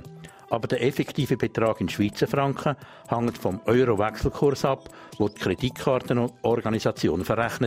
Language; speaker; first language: German; non-native, local second language; Swiss German